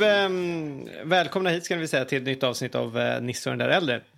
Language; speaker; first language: Swedish; native; Swedish